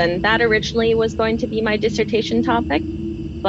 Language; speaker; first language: English; native; English